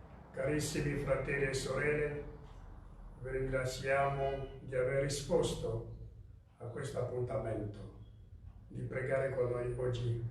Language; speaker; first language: Italian; non-native, fluent; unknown